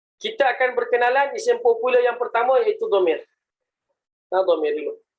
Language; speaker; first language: Malay; native; Malay